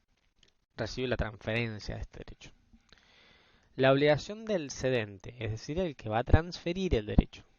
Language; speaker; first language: Spanish; native; Spanish